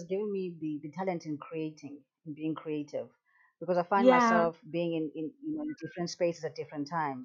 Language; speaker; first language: English; non-native, local second language; Xhosa